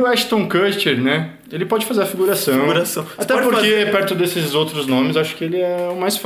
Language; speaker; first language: Portuguese; native; Portuguese